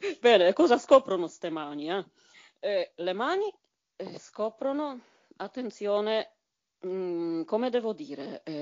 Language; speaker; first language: Italian; non-native, fluent; Polish